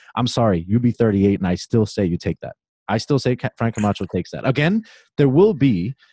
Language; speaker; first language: English; native; English